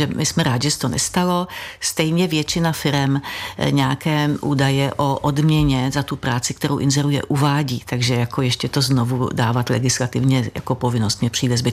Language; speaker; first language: Czech; native; Czech